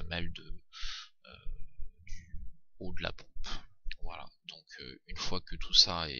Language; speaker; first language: French; native; French